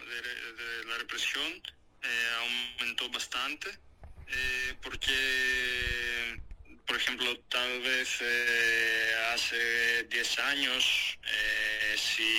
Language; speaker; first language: Spanish; non-native, fluent; Greek